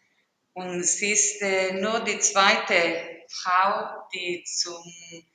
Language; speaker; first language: German; non-native, fluent; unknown